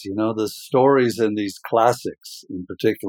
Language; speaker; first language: English; native; English